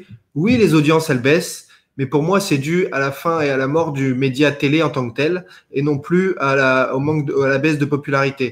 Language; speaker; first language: French; native; French